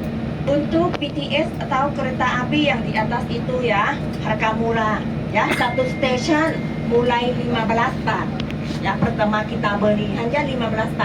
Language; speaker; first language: Indonesian; non-native, learner; Thai